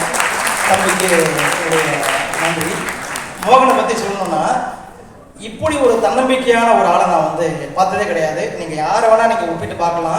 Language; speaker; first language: Tamil; native; Tamil